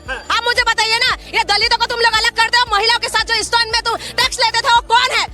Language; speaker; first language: Hindi; non-native, local second language; Manipuri